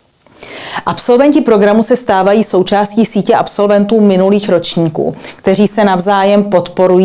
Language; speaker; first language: Czech; native; Czech